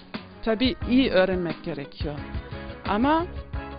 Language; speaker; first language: Turkish; early bilingual, heritage; Turkish